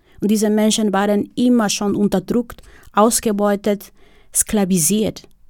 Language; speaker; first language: German; non-native, fluent; Spanish